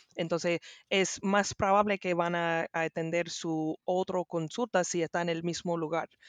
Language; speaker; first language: Spanish; non-native, learner; English